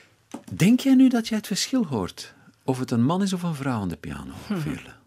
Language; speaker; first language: Dutch; native; Dutch